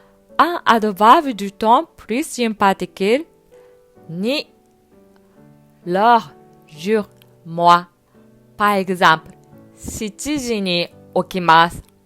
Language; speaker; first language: French; non-native, fluent; Japanese